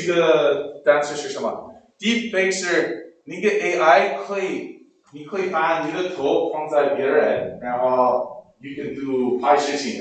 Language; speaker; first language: Chinese; non-native, learner; English